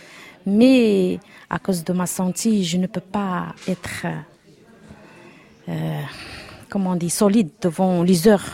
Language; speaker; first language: French; non-native, learner; Arabic